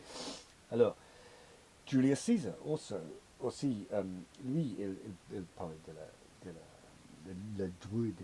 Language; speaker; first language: French; non-native, learner; English